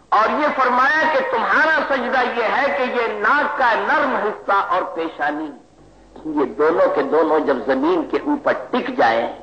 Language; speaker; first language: Urdu; native; Urdu